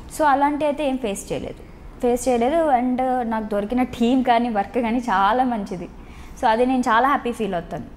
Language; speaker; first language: Telugu; native; Telugu